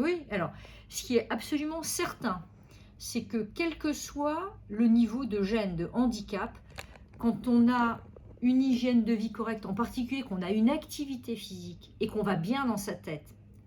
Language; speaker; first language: French; native; French